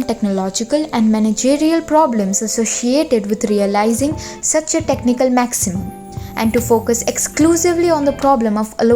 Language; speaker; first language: English; non-native, local second language; Gujarati